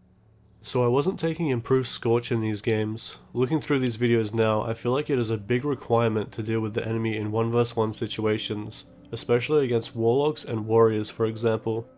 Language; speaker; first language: English; native; English